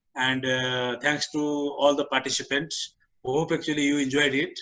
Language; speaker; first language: English; non-native, local second language; Nepali